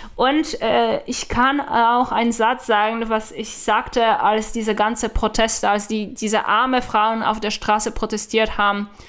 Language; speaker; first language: German; non-native, fluent; Polish